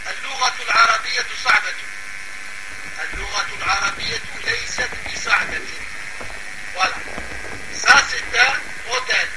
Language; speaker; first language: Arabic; non-native, fluent; French